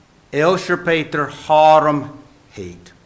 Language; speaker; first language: Hungarian; non-native, fluent; English